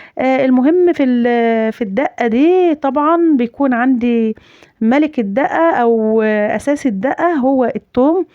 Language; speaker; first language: Arabic; native; Arabic